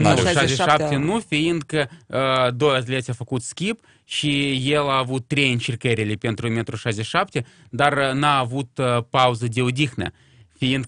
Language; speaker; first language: Romanian; non-native, local second language; Russian